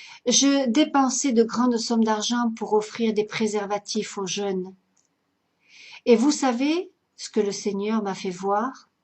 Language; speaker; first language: French; native; French